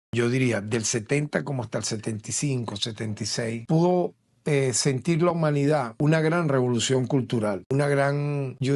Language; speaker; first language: Spanish; native; Spanish